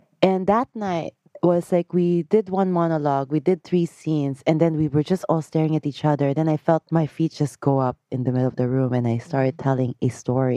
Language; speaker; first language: English; non-native, local second language; Filipino